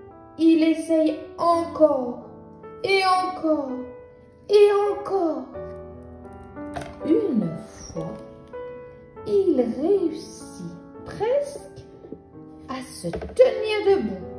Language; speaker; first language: French; native; French